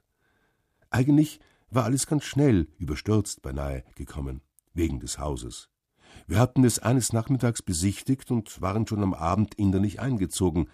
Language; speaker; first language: German; native; German